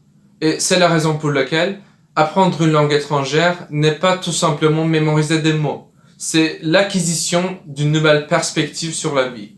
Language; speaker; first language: French; non-native, fluent; Turkish